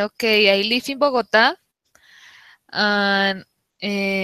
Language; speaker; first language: English; non-native, learner; Spanish